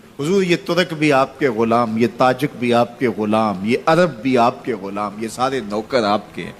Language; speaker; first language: Urdu; non-native, local second language; Punjabi